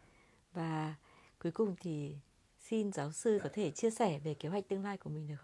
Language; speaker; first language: Vietnamese; native; Vietnamese